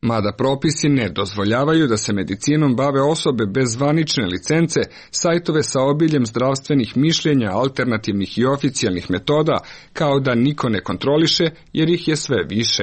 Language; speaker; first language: Serbian; native; Serbian